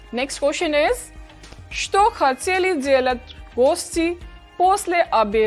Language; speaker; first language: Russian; non-native, fluent; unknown